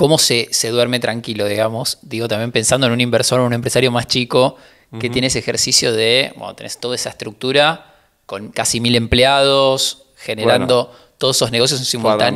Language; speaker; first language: Spanish; native; Spanish